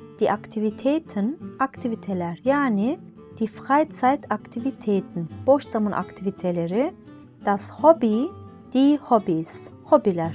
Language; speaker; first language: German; non-native, fluent; Turkish